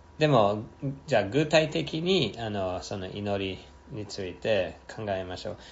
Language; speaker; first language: Japanese; non-native, fluent; English